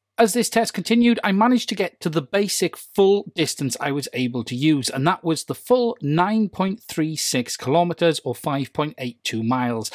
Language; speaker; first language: English; native; English